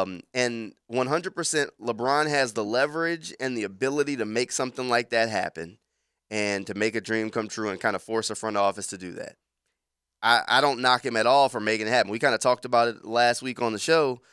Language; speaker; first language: English; native; English